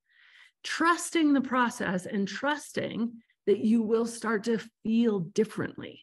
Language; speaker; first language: English; native; English